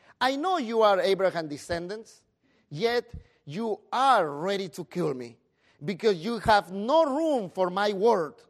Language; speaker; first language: English; non-native, fluent; Spanish